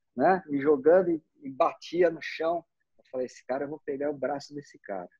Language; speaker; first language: Portuguese; native; Portuguese